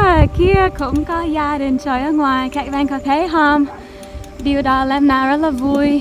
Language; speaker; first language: Vietnamese; non-native, fluent; English